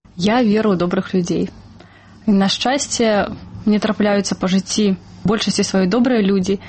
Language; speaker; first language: Belarusian; early bilingual, other home language; Russian